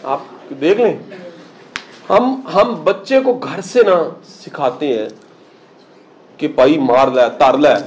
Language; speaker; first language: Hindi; non-native, local second language; Punjabi